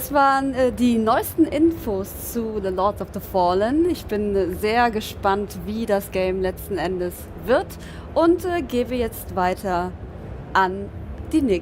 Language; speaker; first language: German; native; German